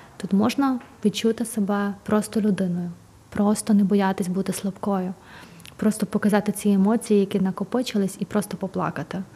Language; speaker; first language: Ukrainian; native; Ukrainian